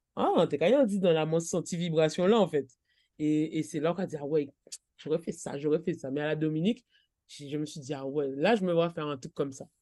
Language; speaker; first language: French; native; French